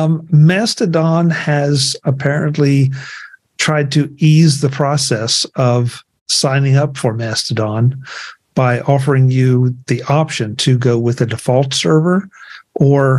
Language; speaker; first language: English; native; English